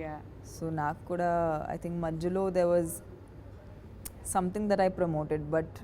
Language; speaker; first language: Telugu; non-native, fluent; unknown